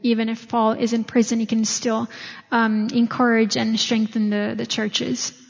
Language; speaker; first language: English; non-native, fluent; Italian